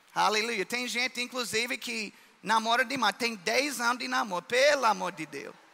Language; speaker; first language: Portuguese; non-native, fluent; English